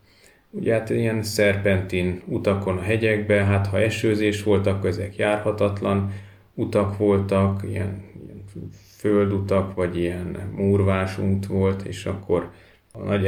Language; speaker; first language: Hungarian; native; Hungarian